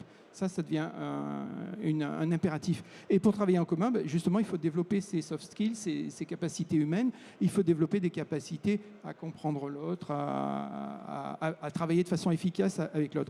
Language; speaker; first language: French; native; French